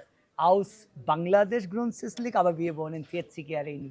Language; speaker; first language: German; non-native, learner; Bangla